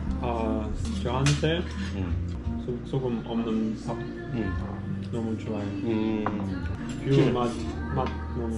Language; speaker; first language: Korean; non-native, learner; German